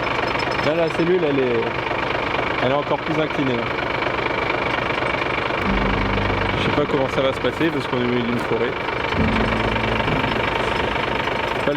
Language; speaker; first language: French; native; French